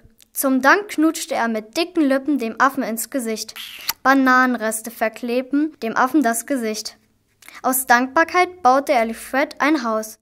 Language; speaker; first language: German; native; German